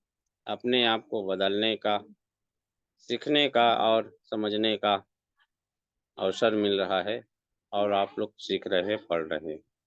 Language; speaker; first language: Hindi; native; Hindi